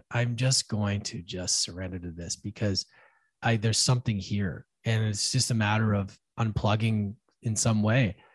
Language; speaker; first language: English; native; English